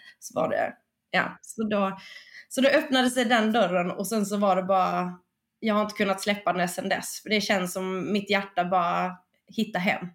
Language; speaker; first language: Swedish; early bilingual, other home language; Spanish